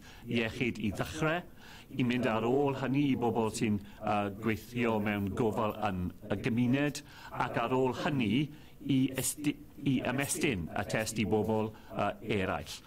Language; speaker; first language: Welsh; non-native, fluent; English